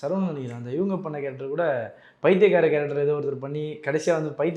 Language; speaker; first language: Tamil; native; Tamil